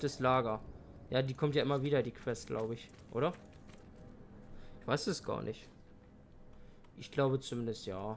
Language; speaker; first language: German; native; German